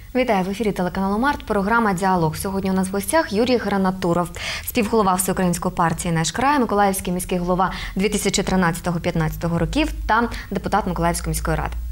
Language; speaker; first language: Ukrainian; non-native, local second language; Russian